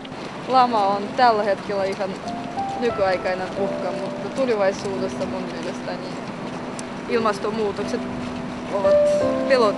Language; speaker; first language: Finnish; non-native, learner; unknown